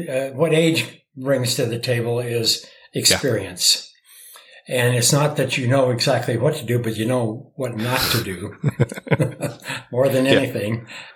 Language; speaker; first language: English; native; English